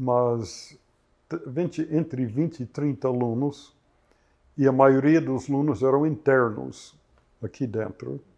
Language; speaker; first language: Portuguese; non-native, fluent; English